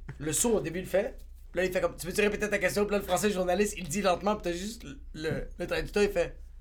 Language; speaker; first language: French; native; French